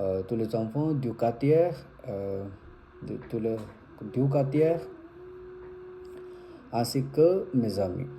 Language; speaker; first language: French; non-native, learner; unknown